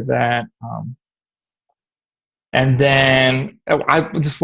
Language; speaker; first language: English; native; English